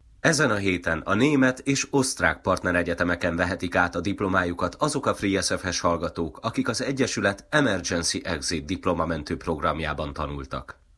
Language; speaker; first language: Hungarian; native; Hungarian